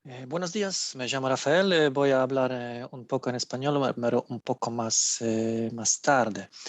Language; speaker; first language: Spanish; non-native, learner; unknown